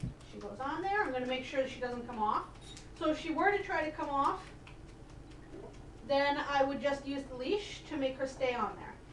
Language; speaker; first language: English; native; English